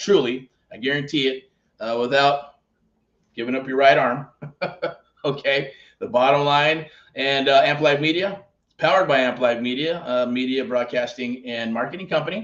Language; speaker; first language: English; native; English